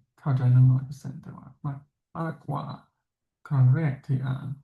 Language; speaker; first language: Thai; non-native, fluent; English